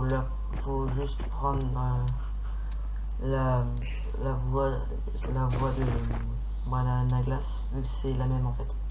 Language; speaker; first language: French; native; French